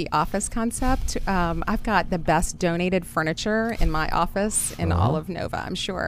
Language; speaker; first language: English; early bilingual, other home language; German